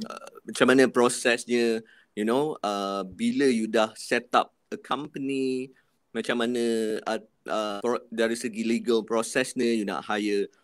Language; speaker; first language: Malay; native; Malay